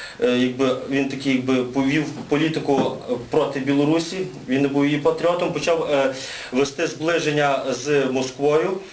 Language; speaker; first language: Ukrainian; native; Ukrainian